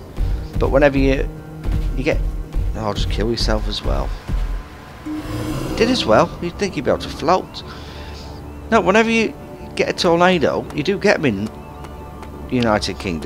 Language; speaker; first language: English; native; English